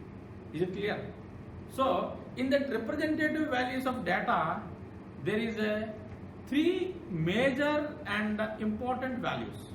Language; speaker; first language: English; non-native, local second language; Telugu